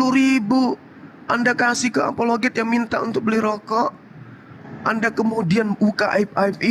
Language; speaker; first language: Indonesian; native; Indonesian